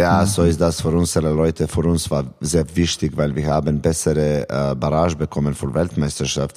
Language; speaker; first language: German; non-native, learner; Serbian